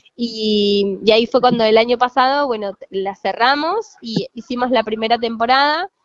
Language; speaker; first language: Spanish; native; Spanish